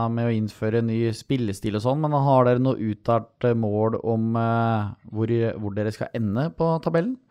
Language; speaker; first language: Norwegian; native; Norwegian